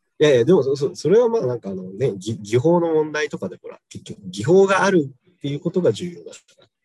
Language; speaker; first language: Japanese; native; Japanese